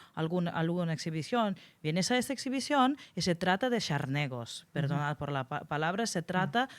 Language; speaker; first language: Spanish; non-native, fluent; Russian